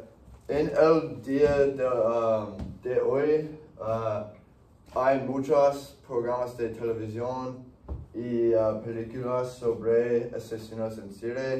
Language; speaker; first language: Spanish; non-native, learner; English